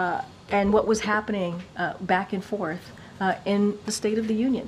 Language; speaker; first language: English; native; English